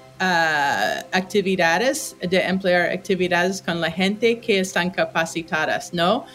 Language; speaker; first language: Spanish; non-native, fluent; English